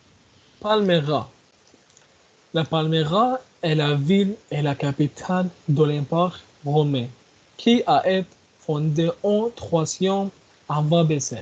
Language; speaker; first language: French; non-native, learner; Arabic